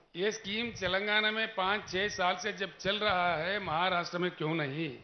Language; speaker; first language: Hindi; non-native, local second language; Telugu